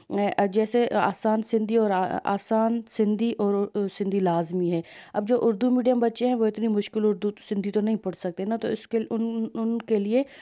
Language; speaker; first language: Urdu; non-native, local second language; Sindhi